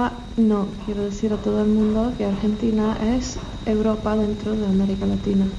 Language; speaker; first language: Spanish; non-native, fluent; Czech